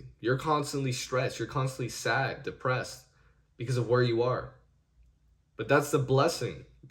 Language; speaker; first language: English; native; English